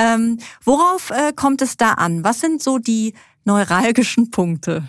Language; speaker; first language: German; native; German